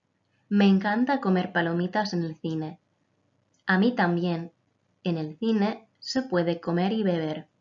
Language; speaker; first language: Spanish; non-native, fluent; Croatian